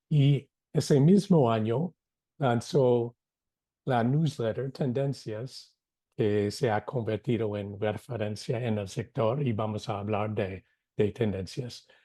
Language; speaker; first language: Spanish; non-native, fluent; English